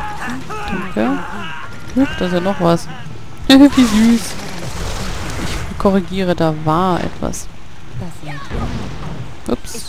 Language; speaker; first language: German; native; German